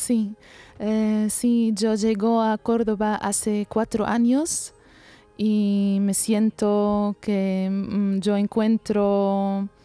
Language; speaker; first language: Spanish; non-native, learner; Arabic